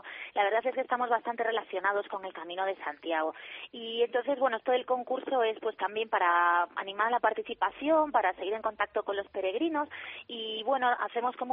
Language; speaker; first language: Spanish; native; Spanish